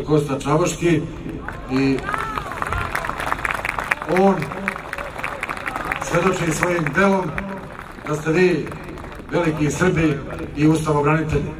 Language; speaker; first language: Bosnian; native; Bosnian